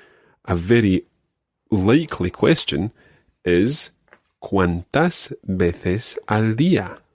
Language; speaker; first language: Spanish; non-native, fluent; English